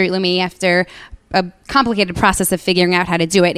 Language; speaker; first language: English; native; English